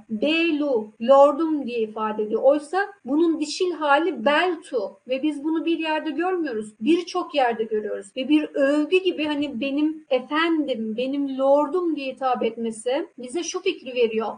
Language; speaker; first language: Turkish; native; Turkish